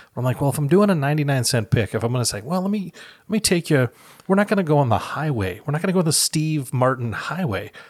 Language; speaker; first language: English; native; English